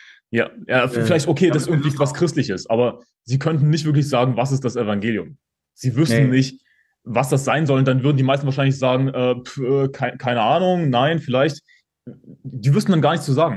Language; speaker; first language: German; native; German